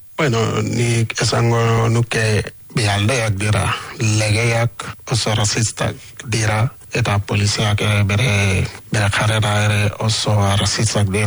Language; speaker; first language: Basque; non-native, learner; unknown